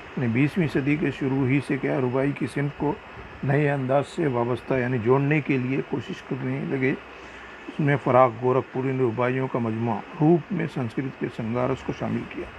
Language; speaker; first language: Urdu; native; Urdu